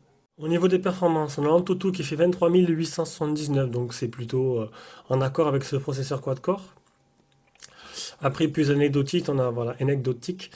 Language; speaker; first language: French; native; French